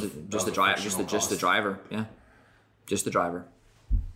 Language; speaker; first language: English; native; English